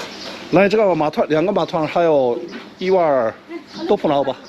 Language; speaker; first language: Chinese; non-native, fluent; Korean